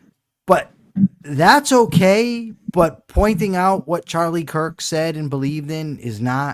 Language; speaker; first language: English; native; English